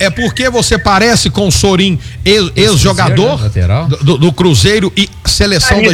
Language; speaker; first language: Portuguese; native; Portuguese